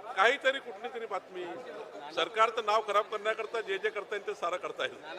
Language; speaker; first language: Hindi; non-native, local second language; Marathi